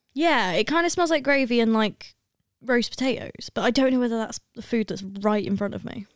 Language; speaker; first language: English; native; English